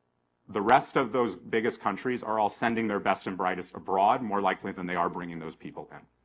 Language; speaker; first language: English; native; English